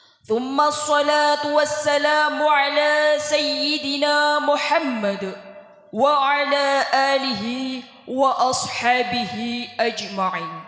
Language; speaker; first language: Arabic; non-native, learner; Indonesian